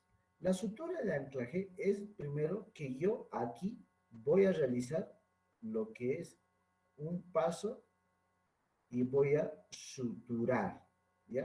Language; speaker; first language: Spanish; native; Spanish